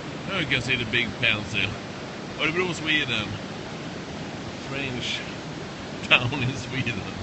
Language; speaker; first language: English; non-native, learner; Swedish